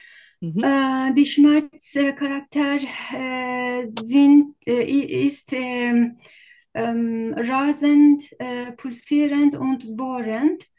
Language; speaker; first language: German; non-native, learner; Turkish